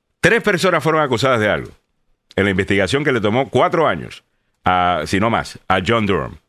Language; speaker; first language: Spanish; native; Spanish